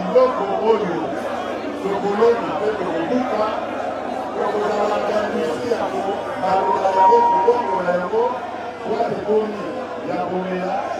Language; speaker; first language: Lingala; non-native, local second language; Luba-Lulua